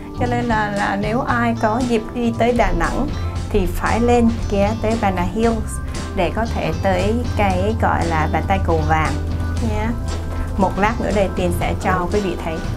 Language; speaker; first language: Vietnamese; early bilingual, heritage; Vietnamese